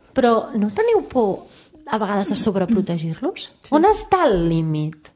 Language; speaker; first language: Catalan; native; Catalan